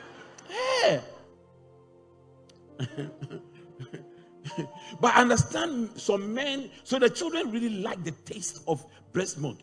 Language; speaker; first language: English; non-native, local second language; Akan